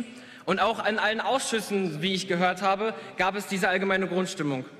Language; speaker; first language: German; native; German